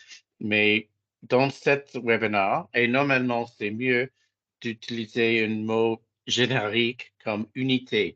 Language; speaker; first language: French; non-native, fluent; English